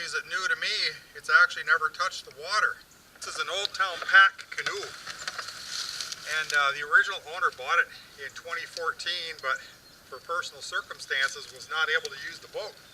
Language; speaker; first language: English; native; English